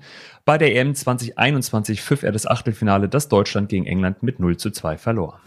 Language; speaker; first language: German; native; German